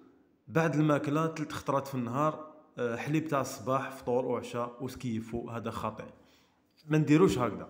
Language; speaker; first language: Arabic; native; Arabic